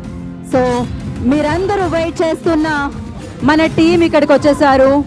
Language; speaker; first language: Telugu; native; Telugu